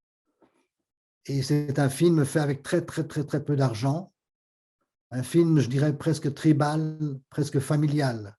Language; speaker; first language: French; native; French